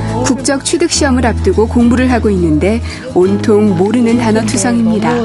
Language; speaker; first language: Korean; native; Korean